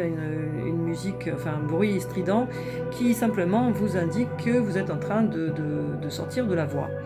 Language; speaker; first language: French; native; French